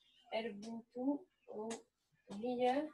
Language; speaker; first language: Arabic; non-native, learner; French